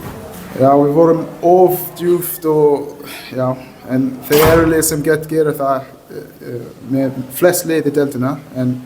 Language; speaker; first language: Icelandic; non-native, learner; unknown